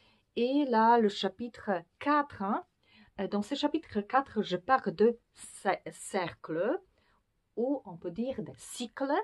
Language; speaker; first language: French; non-native, fluent; Polish